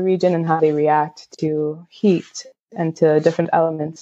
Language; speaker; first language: English; native; English